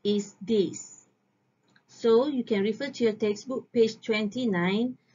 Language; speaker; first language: English; non-native, local second language; Malay